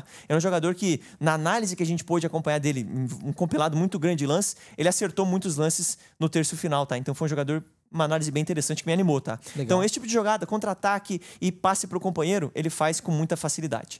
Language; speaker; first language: Portuguese; native; Portuguese